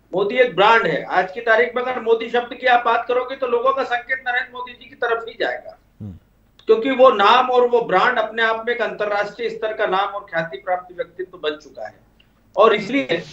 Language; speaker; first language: Hindi; native; Hindi